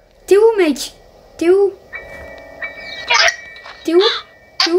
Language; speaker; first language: French; native; French